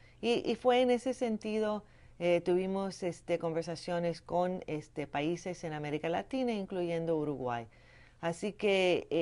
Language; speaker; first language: Spanish; non-native, fluent; English